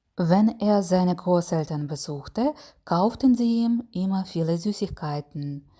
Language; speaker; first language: German; non-native, fluent; Ukrainian